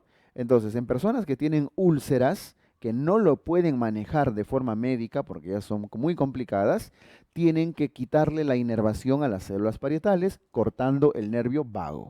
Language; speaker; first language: Spanish; native; Spanish